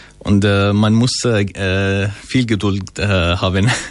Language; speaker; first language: German; non-native, learner; Arabic